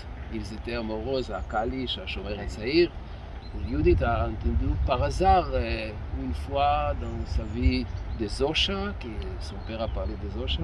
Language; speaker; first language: French; non-native, fluent; Hebrew